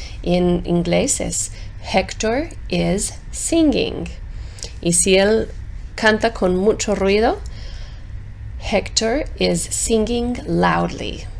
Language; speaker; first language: Spanish; non-native, fluent; English